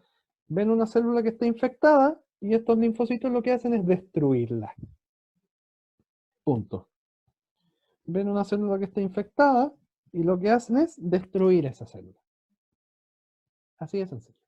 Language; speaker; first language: Spanish; native; Spanish